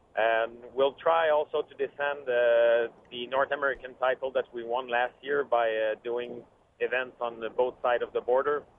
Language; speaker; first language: English; native; English